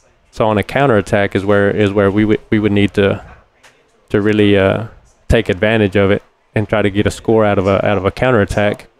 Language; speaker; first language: English; early bilingual, other home language; Spanish